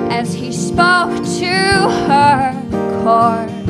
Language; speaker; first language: English; native; English